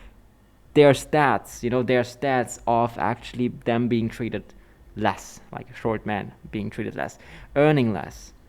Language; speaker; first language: English; non-native, fluent; German